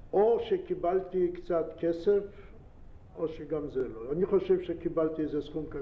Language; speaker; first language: Hebrew; non-native, fluent; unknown